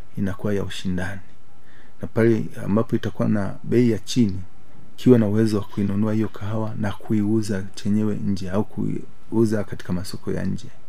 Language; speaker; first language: Swahili; native; Swahili